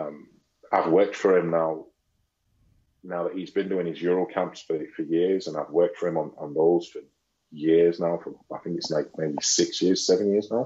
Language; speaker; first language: English; native; English